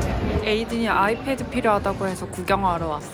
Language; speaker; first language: Korean; native; Korean